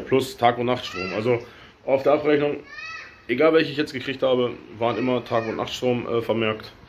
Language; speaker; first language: German; native; German